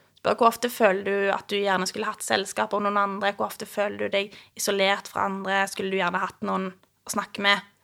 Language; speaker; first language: Norwegian; native; Norwegian